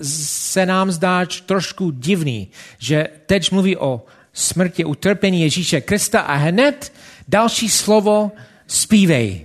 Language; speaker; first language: Czech; non-native, fluent; English